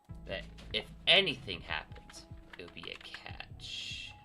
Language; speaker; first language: English; native; English